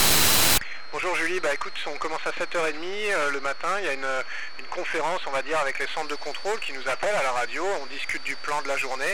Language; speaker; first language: French; native; French